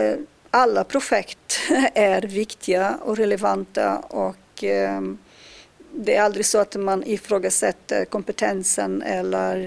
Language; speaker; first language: Swedish; non-native, fluent; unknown